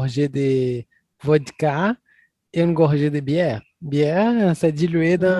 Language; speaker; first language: French; non-native, fluent; Portuguese